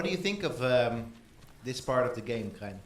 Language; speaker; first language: English; non-native, fluent; Dutch